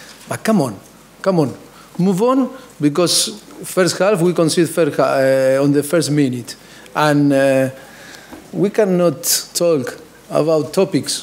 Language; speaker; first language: English; non-native, fluent; Spanish